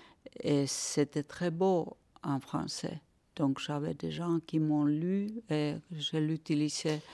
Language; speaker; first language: French; non-native, fluent; Finnish